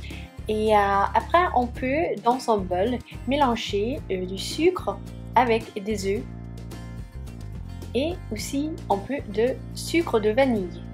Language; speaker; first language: French; non-native, fluent; Swedish